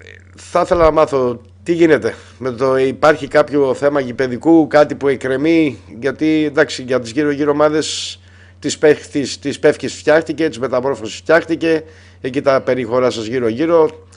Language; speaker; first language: Greek; native; Greek